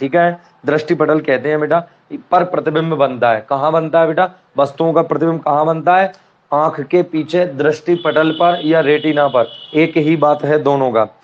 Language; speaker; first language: Hindi; non-native, local second language; Marathi